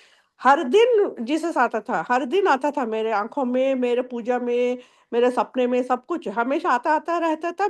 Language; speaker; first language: Hindi; non-native, local second language; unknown